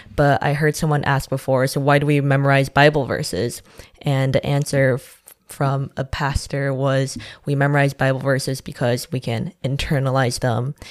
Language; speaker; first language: English; non-native, fluent; Chinese